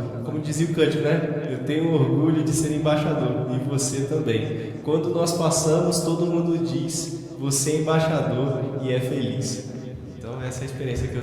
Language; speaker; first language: Portuguese; native; Portuguese